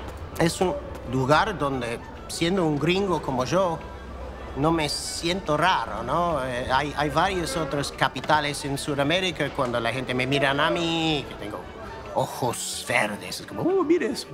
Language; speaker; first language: Spanish; non-native, fluent; English